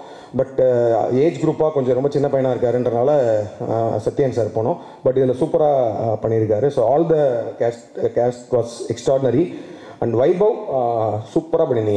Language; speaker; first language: Tamil; native; Tamil